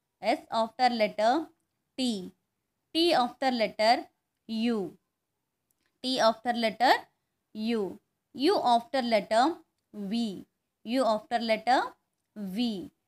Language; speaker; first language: English; non-native, local second language; Telugu